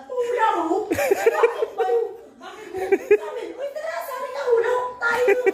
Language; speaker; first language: Filipino; native; Filipino